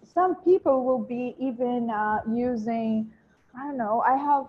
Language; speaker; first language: English; non-native, fluent; Portuguese